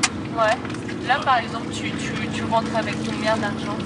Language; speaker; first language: French; native; French